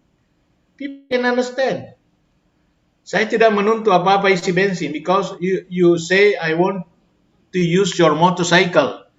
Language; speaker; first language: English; non-native, fluent; Indonesian